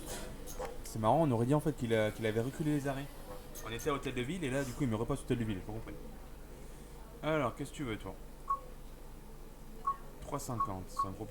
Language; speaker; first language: French; native; French